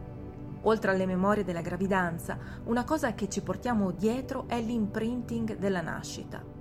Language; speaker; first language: Italian; native; Italian